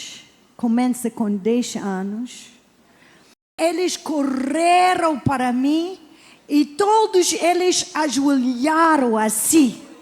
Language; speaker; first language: Portuguese; non-native, learner; English